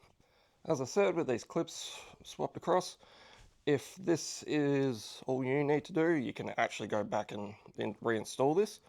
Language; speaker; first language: English; native; English